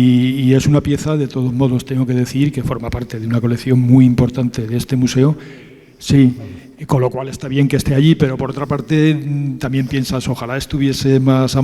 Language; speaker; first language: Spanish; native; Spanish